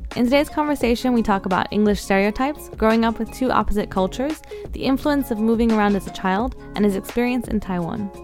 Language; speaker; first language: English; native; English